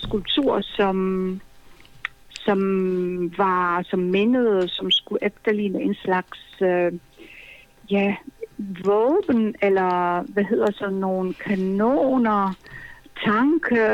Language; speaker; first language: Danish; non-native, fluent; Polish